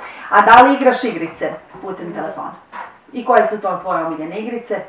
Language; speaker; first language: Croatian; native; Croatian